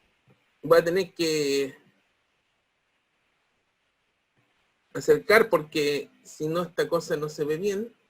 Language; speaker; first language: Spanish; native; Spanish